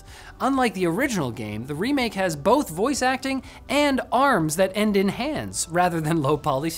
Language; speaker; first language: English; native; English